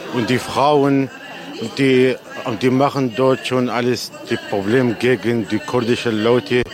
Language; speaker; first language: German; non-native, learner; Kurdish